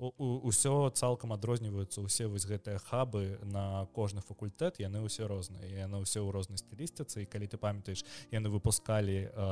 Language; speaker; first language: Belarusian; non-native, local second language; Russian